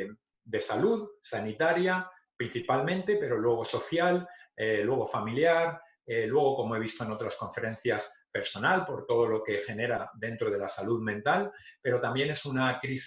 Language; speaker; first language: Spanish; native; Spanish